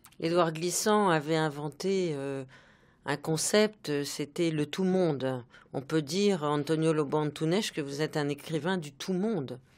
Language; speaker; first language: French; native; French